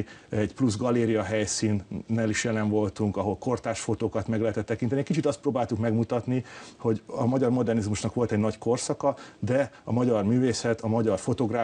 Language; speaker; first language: Hungarian; native; Hungarian